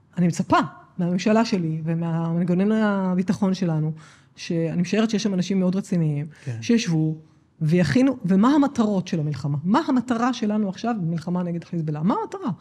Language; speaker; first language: Hebrew; native; Hebrew